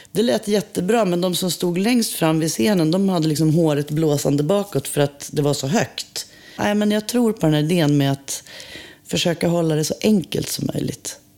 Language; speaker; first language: Swedish; native; Swedish